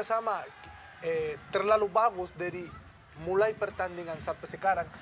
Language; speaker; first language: Indonesian; non-native, fluent; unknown